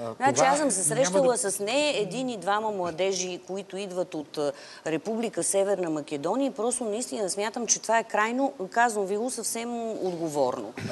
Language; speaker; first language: Bulgarian; native; Bulgarian